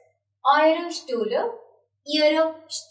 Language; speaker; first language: German; non-native, fluent; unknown